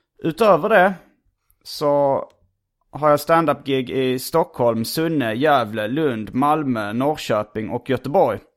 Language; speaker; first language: Swedish; native; Swedish